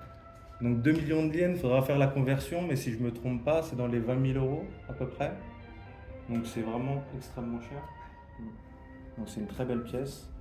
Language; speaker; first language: French; native; French